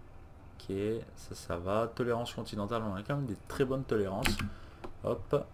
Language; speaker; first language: French; native; French